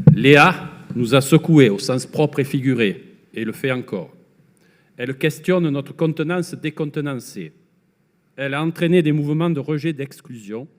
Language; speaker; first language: French; native; French